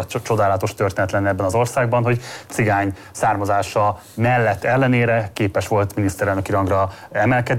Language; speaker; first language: Hungarian; native; Hungarian